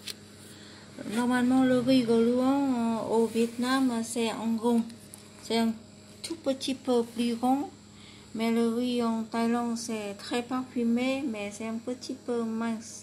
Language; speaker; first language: French; non-native, learner; Vietnamese